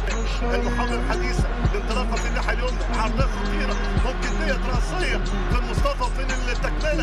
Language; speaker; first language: Arabic; native; Arabic